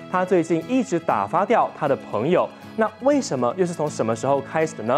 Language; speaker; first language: Chinese; native; Chinese